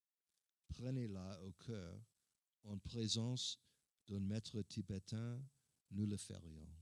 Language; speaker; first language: French; non-native, learner; English